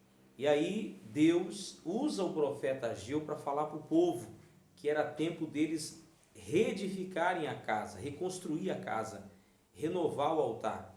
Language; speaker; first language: Portuguese; native; Portuguese